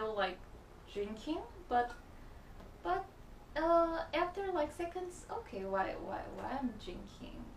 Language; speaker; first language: English; non-native, learner; Chinese